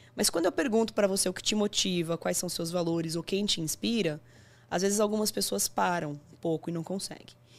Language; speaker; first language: Portuguese; native; Portuguese